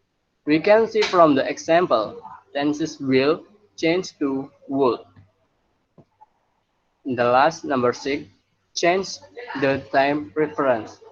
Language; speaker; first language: English; non-native, learner; Indonesian